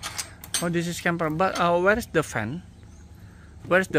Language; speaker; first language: English; non-native, learner; Indonesian